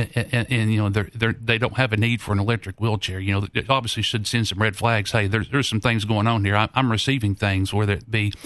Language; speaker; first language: English; native; English